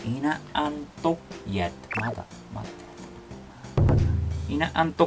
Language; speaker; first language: Filipino; non-native, learner; Japanese